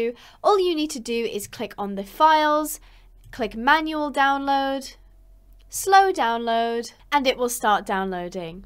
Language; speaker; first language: English; native; English